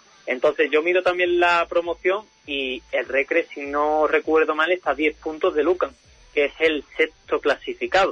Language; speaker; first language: Spanish; native; Spanish